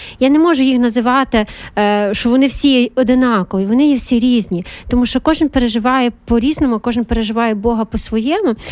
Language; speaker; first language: Ukrainian; native; Ukrainian